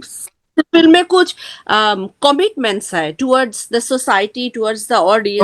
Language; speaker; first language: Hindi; non-native, learner; Bangla